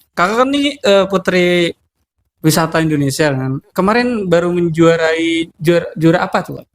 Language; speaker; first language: Indonesian; native; Indonesian